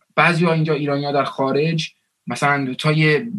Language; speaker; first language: Persian; early bilingual, heritage; Persian